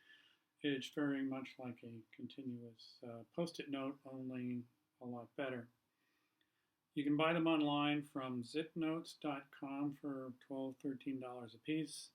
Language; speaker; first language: English; native; English